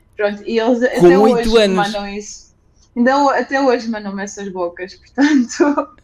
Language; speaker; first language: Portuguese; early bilingual, other home language; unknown